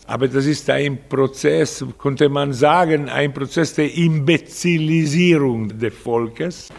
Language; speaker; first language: German; non-native, fluent; Italian